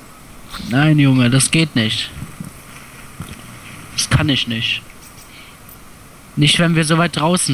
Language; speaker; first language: German; native; German